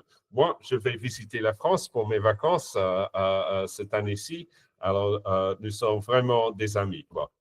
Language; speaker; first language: French; non-native, fluent; English